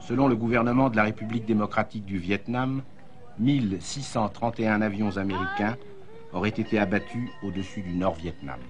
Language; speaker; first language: French; native; French